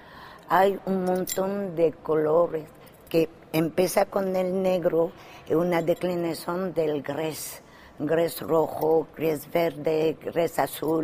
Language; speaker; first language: Spanish; non-native, fluent; French